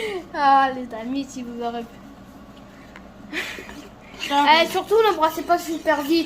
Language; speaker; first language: French; native; French